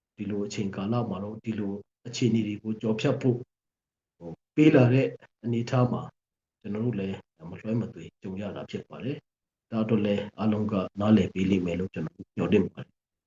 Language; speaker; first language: Burmese; non-native, local second language; Hakha Chin